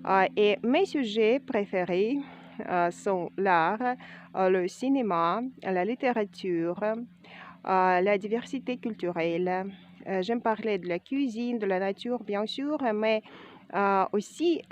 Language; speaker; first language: French; non-native, fluent; Russian